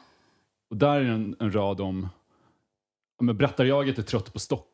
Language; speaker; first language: Swedish; native; Swedish